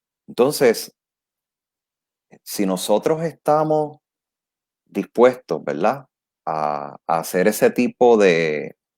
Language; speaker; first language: Spanish; native; Spanish